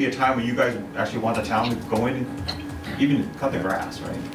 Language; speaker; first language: English; native; English